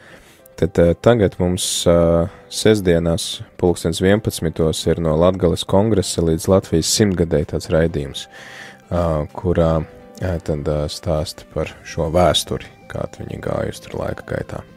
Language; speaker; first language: Latvian; native; Latvian